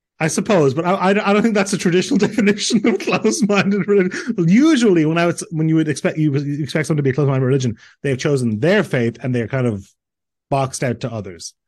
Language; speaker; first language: English; early bilingual, other home language; Croatian